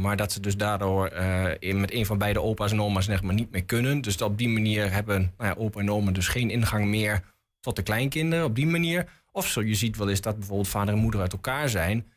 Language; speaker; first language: Dutch; native; Dutch